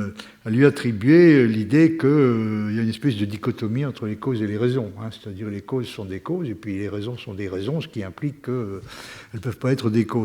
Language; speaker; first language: French; native; French